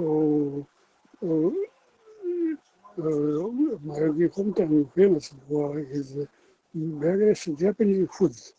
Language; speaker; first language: English; non-native, learner; Japanese